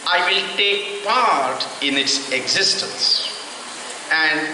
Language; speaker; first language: English; non-native, local second language; Kannada